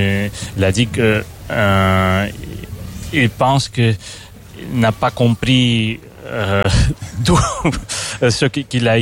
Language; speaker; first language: French; non-native, fluent; Russian